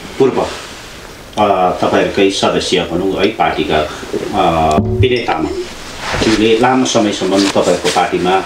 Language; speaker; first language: Nepali; native; Nepali